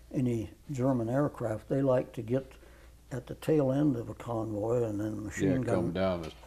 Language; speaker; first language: English; native; English